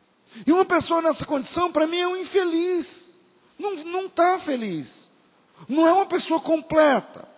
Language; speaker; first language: Portuguese; native; Portuguese